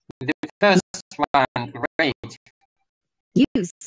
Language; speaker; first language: English; non-native, learner; Russian